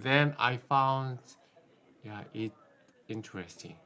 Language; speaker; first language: English; non-native, learner; Korean